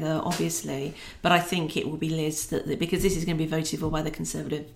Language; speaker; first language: English; native; English